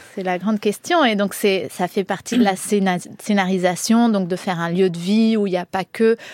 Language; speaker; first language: French; early bilingual, heritage; Spanish